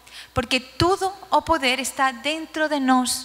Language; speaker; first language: Portuguese; non-native, learner; Spanish